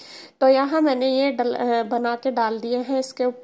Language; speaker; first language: Hindi; native; Hindi